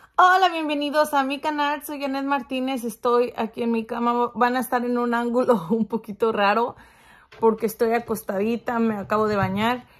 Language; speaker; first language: Spanish; early bilingual, heritage; Spanish